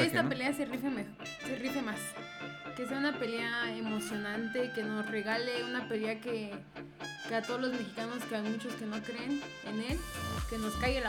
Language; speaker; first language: Spanish; native; Spanish